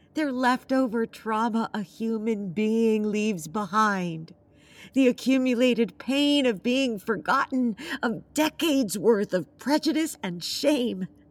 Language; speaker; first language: English; early bilingual, other home language; Spanish